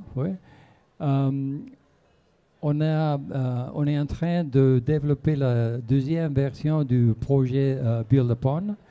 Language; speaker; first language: French; non-native, fluent; Spanish